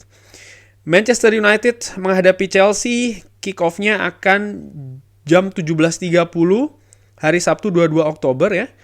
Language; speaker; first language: Indonesian; native; Indonesian